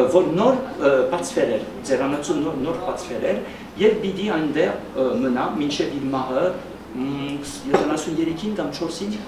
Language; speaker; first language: Armenian; early bilingual, heritage; Armenian